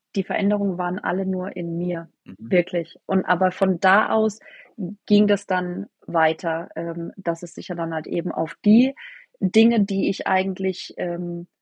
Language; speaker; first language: German; native; German